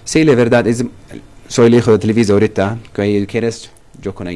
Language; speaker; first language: Spanish; non-native, learner; Arabic